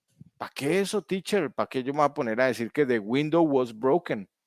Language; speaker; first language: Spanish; native; Spanish